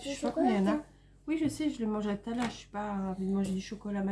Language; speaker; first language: French; native; French